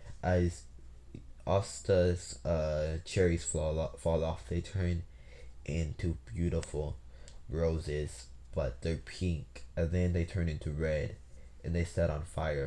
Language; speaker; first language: English; native; English